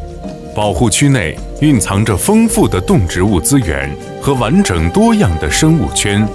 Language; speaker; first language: Chinese; native; Chinese